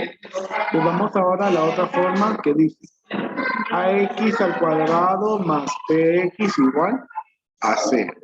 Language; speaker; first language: Spanish; native; Spanish